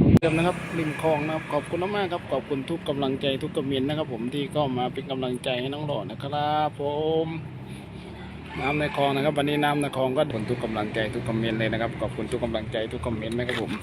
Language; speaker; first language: Thai; native; Thai